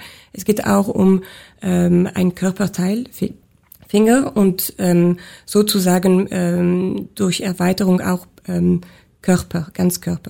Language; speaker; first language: German; non-native, local second language; French